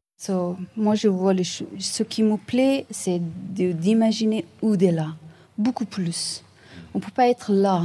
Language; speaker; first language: French; non-native, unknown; Persian